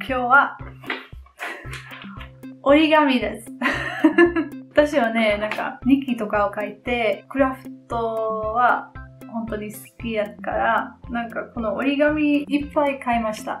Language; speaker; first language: Japanese; non-native, learner; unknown